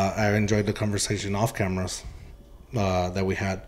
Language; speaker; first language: English; early bilingual, heritage; Spanish